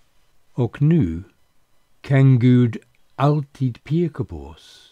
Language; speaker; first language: Swedish; non-native, fluent; English